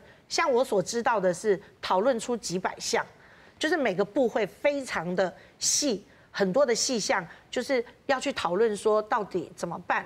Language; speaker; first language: Chinese; native; Chinese